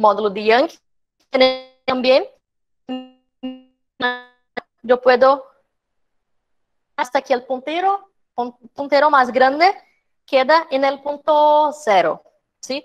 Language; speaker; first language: Spanish; non-native, fluent; Portuguese